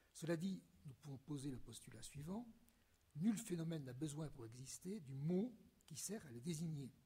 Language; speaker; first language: French; native; French